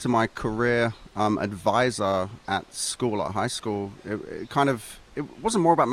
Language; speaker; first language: English; native; English